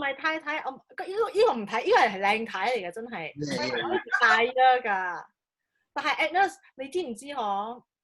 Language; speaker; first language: Chinese; native; Chinese